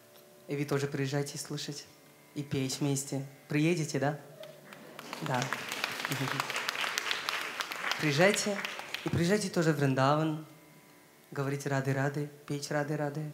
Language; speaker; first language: Russian; non-native, learner; Hindi